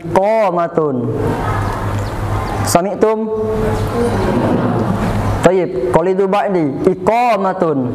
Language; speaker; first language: Arabic; non-native, learner; Indonesian